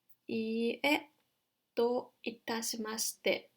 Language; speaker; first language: Japanese; non-native, fluent; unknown